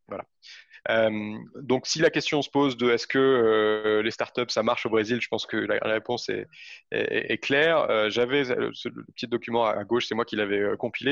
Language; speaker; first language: French; native; French